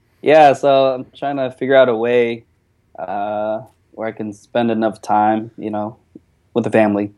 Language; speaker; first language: English; early bilingual, other home language; Korean